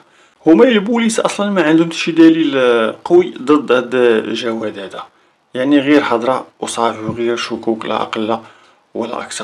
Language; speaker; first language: Arabic; native; Arabic